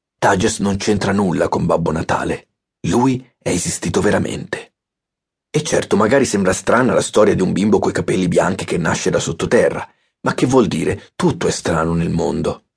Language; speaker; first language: Italian; native; Italian